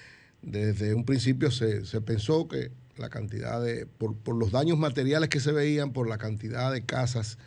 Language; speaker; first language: Spanish; native; Spanish